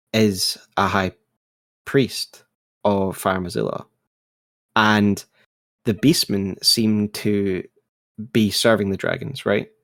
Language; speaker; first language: English; native; English